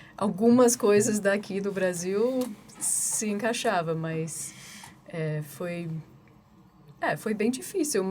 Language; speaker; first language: Portuguese; non-native, fluent; English